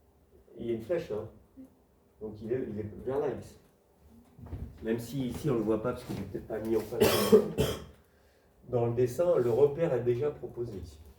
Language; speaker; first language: French; native; French